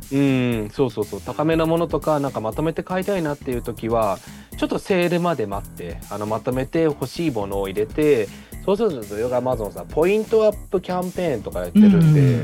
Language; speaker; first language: Japanese; native; Japanese